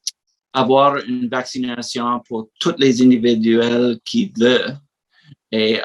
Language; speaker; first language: French; non-native, learner; English